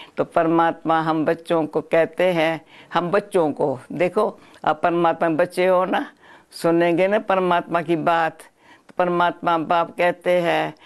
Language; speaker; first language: Urdu; non-native, local second language; Sindhi